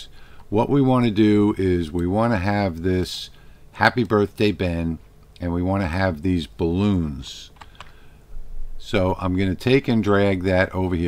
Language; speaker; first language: English; native; English